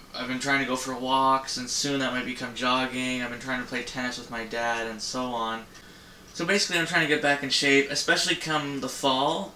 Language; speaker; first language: English; native; English